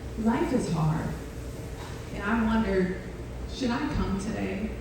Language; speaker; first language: English; native; English